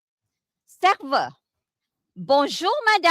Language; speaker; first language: French; non-native, fluent; Malay